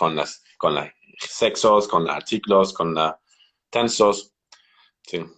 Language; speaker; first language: Spanish; non-native, learner; Turkish